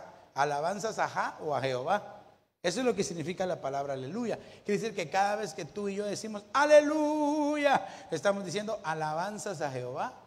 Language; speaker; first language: Spanish; native; Spanish